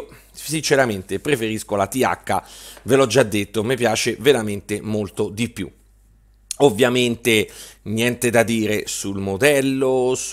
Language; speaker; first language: Italian; native; Italian